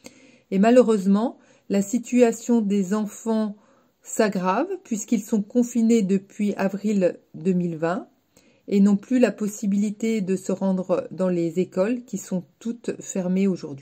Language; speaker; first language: French; native; French